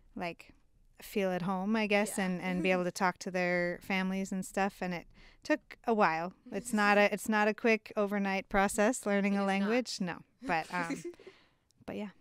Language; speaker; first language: English; native; English